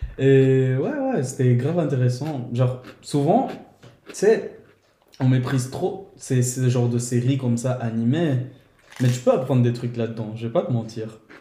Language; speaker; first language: French; early bilingual, other home language; Portuguese